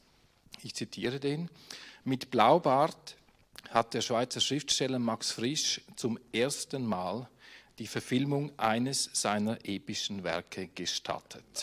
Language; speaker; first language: German; native; German